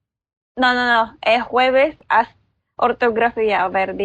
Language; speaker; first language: Spanish; non-native, learner; Filipino